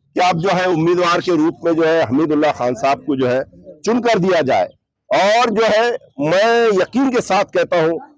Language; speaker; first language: Urdu; native; Urdu